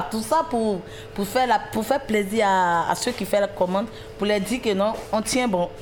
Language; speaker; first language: French; non-native, local second language; Bambara